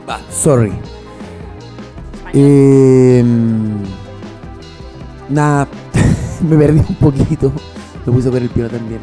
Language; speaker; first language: Spanish; native; Spanish